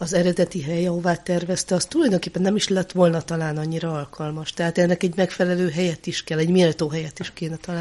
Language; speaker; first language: Hungarian; native; Hungarian